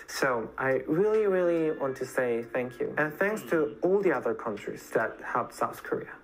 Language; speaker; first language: English; non-native, fluent; Korean